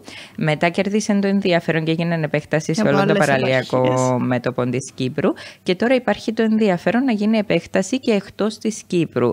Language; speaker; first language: Greek; native; Greek